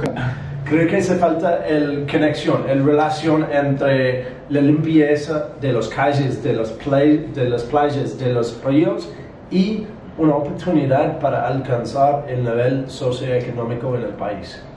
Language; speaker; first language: Spanish; non-native, learner; English